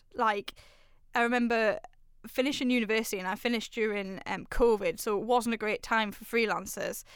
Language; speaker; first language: English; native; English